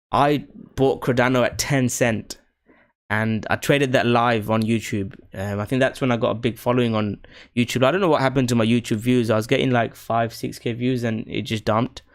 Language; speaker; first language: English; native; English